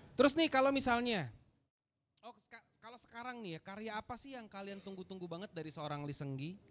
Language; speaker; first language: Indonesian; native; Indonesian